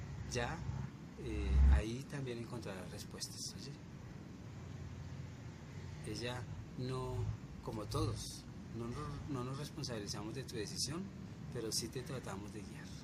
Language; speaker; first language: Spanish; native; Spanish